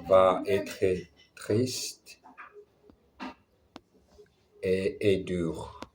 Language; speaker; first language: French; non-native, learner; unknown